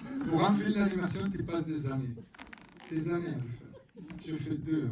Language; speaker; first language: French; non-native, fluent; Spanish